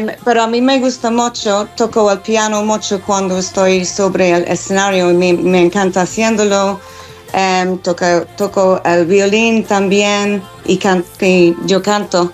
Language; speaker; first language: Spanish; non-native, fluent; English